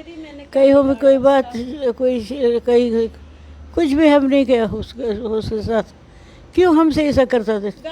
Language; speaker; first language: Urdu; early bilingual, heritage; Arabic